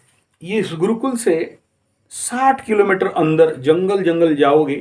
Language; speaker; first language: Hindi; non-native, local second language; Odia